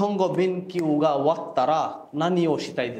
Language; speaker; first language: Japanese; non-native, fluent; Bangla